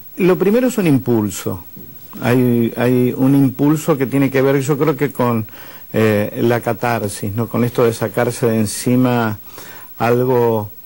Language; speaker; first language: Spanish; native; Spanish